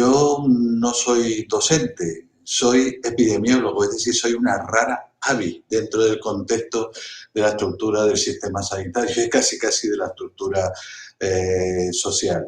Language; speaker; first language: Spanish; native; Spanish